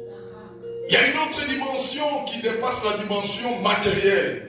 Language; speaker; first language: French; non-native, local second language; Lingala